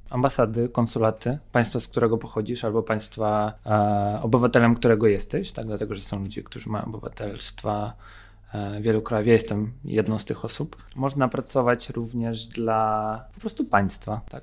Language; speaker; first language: Polish; non-native, fluent; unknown